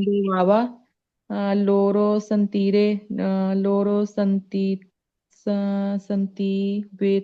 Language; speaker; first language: Italian; non-native, learner; Punjabi